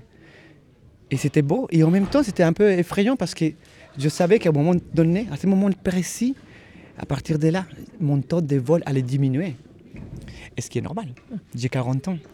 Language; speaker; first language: French; native; French